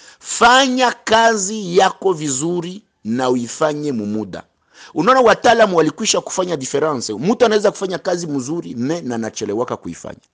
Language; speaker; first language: Swahili; native; Swahili